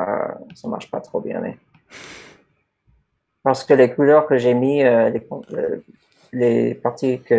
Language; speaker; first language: French; non-native, fluent; English